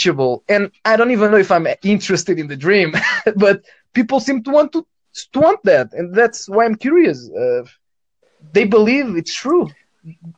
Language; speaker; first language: English; non-native, fluent; Portuguese